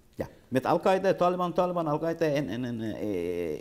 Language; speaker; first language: Dutch; non-native, learner; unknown